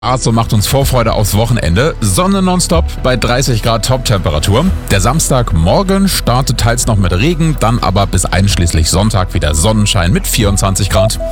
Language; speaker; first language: German; native; German